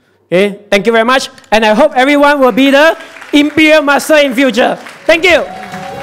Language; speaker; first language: English; non-native, local second language; Chinese